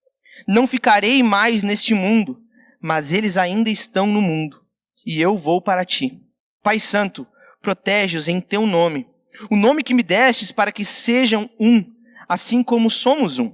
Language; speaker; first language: Portuguese; native; Portuguese